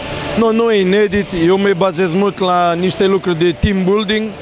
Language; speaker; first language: Romanian; non-native, fluent; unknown